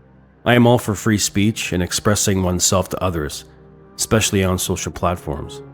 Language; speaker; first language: English; native; English